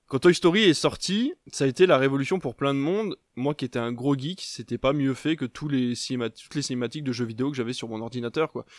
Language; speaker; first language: French; native; French